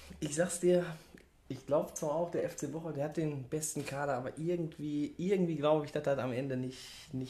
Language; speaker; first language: German; native; German